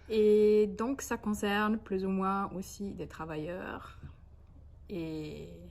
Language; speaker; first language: French; non-native, fluent; Slovenian